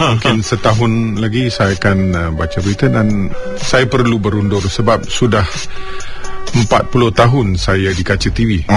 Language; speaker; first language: Malay; non-native, local second language; Punjabi